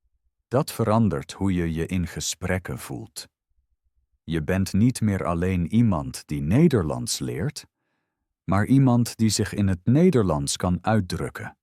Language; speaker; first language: Dutch; non-native, fluent; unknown